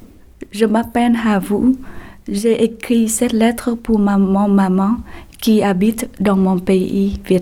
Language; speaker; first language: French; non-native, learner; Vietnamese